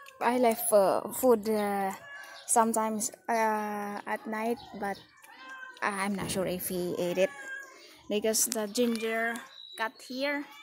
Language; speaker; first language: English; non-native, local second language; Filipino